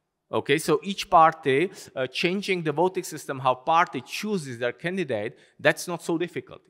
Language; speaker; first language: English; non-native, fluent; Czech